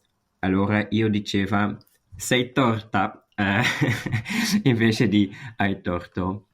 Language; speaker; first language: Italian; non-native, learner; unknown